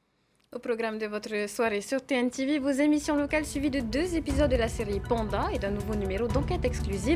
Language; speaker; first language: French; native; French